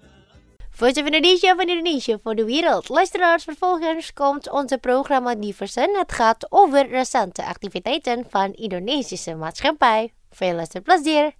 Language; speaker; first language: Dutch; non-native, fluent; Indonesian